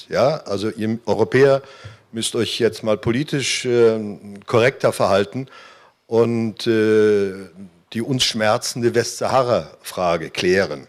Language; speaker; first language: German; native; German